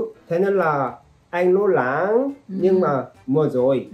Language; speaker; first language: Vietnamese; non-native, learner; Korean